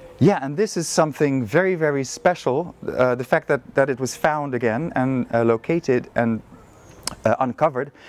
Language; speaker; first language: English; non-native, fluent; Dutch